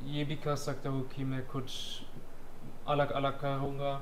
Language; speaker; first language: Hindi; non-native, fluent; German